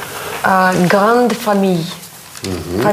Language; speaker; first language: French; non-native, learner; Russian